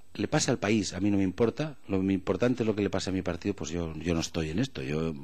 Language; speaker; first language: Spanish; non-native, local second language; Catalan